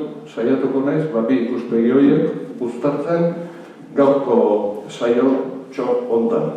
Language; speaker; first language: Basque; native; Basque